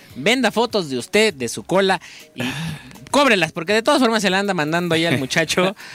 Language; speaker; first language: Spanish; native; Spanish